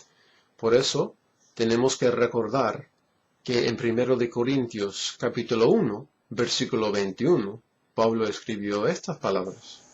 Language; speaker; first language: Spanish; non-native, fluent; English